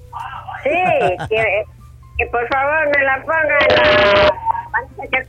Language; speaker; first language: Spanish; native; Spanish